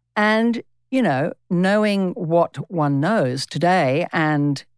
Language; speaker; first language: English; native; English